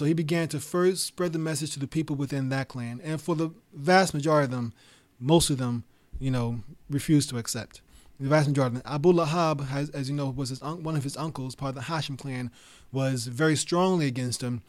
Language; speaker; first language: English; native; English